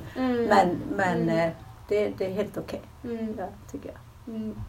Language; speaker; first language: Swedish; early bilingual, other home language; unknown